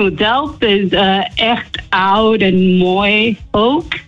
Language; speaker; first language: Dutch; non-native, learner; Spanish